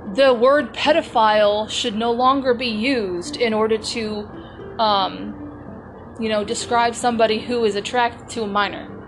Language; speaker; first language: English; native; English